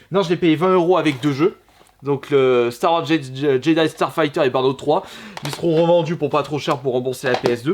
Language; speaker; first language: French; native; French